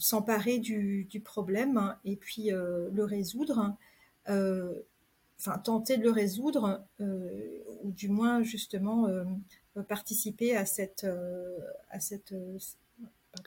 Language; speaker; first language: French; native; French